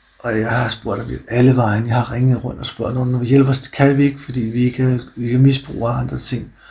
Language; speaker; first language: Danish; native; Danish